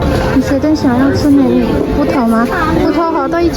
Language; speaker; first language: Chinese; non-native, fluent; Indonesian